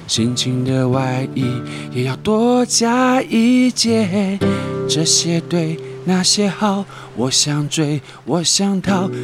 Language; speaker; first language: Chinese; native; Chinese